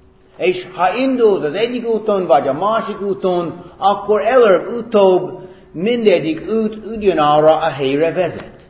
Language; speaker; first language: Hungarian; non-native, fluent; English